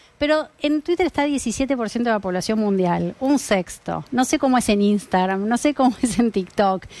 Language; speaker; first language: Spanish; native; Spanish